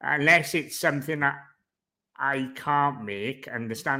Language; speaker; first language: English; native; English